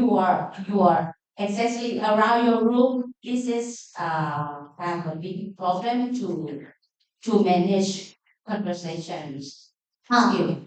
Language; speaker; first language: English; non-native, learner; Thai